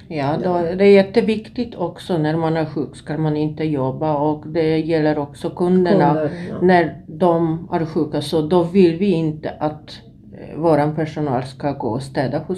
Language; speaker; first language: Swedish; non-native, fluent; Polish